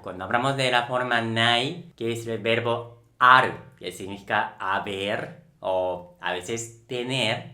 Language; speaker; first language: Spanish; non-native, local second language; Japanese